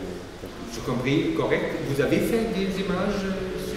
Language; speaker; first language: French; non-native, learner; German